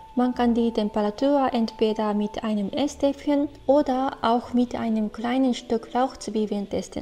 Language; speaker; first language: German; non-native, fluent; Japanese